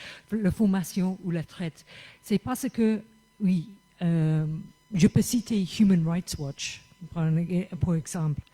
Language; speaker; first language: French; non-native, fluent; English